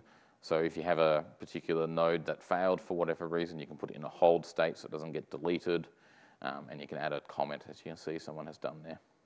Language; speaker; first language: English; native; English